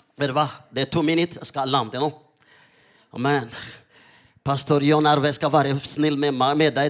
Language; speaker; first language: Norwegian; non-native, fluent; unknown